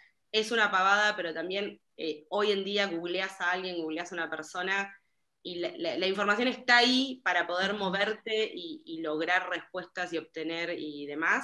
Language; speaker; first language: Spanish; native; Spanish